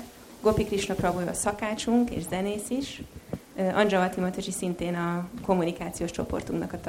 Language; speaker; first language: Hungarian; native; Hungarian